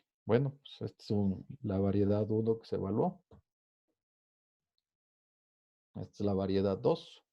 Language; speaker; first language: Spanish; native; Spanish